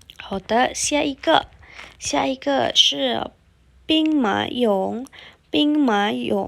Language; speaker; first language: Chinese; non-native, fluent; Indonesian